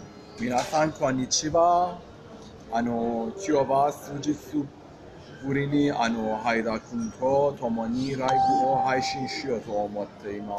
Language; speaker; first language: Japanese; non-native, fluent; Persian